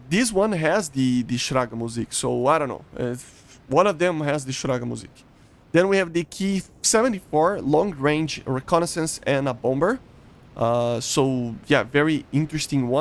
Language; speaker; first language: English; non-native, fluent; Portuguese